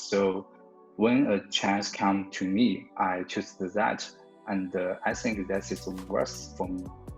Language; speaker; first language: English; non-native, learner; Chinese